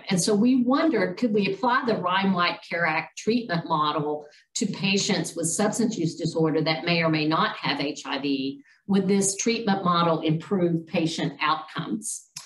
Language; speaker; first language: English; native; English